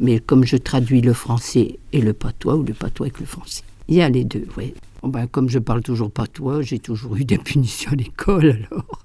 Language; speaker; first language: French; native; French